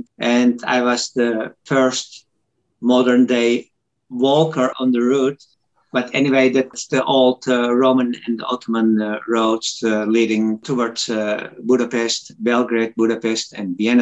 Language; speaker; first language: English; non-native, fluent; Turkish